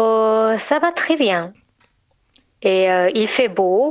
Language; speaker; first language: French; non-native, learner; Korean